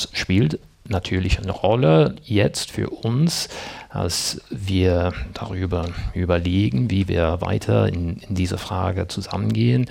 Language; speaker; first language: German; non-native, fluent; English